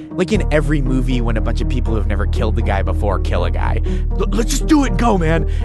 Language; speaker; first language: English; native; English